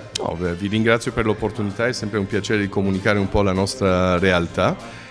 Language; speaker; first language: Italian; non-native, fluent; Romanian